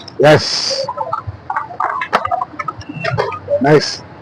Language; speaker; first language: English; non-native, fluent; French